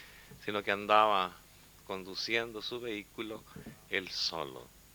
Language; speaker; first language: Spanish; native; Spanish